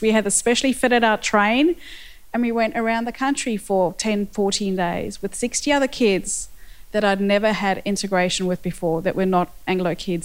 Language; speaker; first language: English; native; English